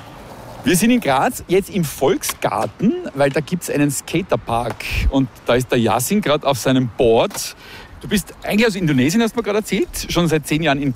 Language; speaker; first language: German; native; German